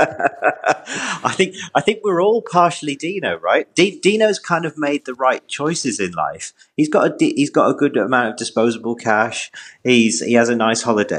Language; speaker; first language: English; native; English